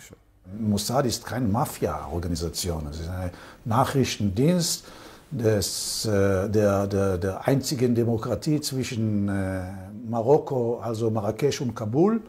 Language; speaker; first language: German; non-native, fluent; Hebrew